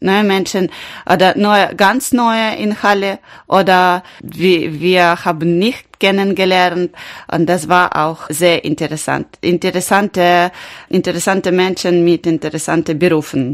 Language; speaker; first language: German; non-native, learner; Ukrainian